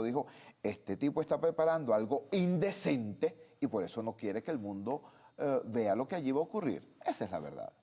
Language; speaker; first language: Spanish; native; Spanish